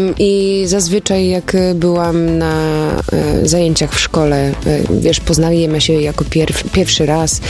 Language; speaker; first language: Polish; early bilingual, heritage; Polish